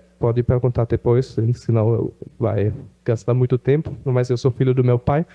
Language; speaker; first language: Portuguese; non-native, local second language; German